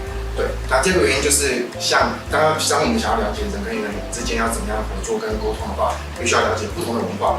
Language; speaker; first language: Chinese; native; Chinese